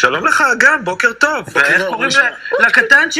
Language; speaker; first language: Hebrew; native; Hebrew